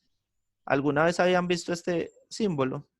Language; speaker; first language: Spanish; native; Spanish